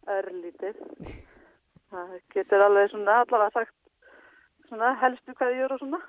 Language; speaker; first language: Icelandic; native; Icelandic